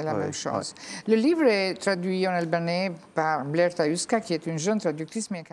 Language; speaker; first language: French; non-native, fluent; Albanian